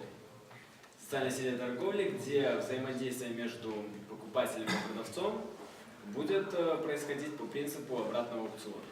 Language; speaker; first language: Russian; native; Russian